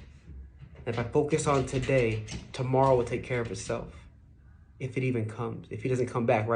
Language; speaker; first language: English; native; English